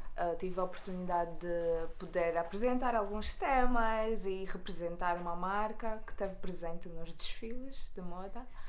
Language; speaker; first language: Portuguese; native; Portuguese